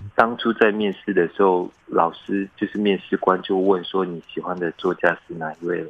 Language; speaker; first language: Chinese; non-native, local second language; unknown